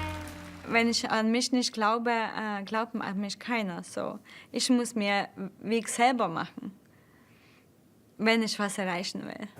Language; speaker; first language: German; non-native, fluent; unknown